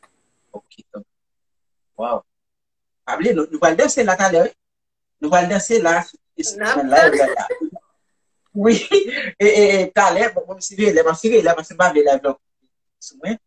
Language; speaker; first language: French; non-native, local second language; Haitian Creole